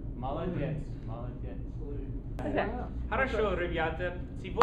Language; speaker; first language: Russian; non-native, learner; English